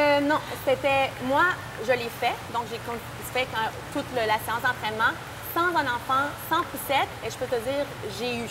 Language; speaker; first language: French; native; French